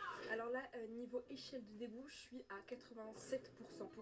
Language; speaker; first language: French; native; French